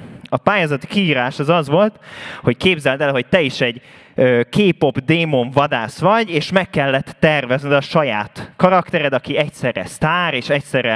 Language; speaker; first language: Hungarian; native; Hungarian